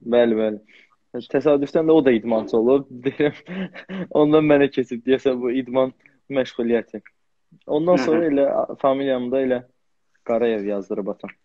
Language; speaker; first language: Azerbaijani; native; Azerbaijani